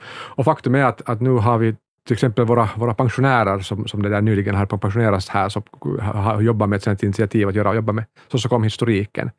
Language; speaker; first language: Swedish; native; Swedish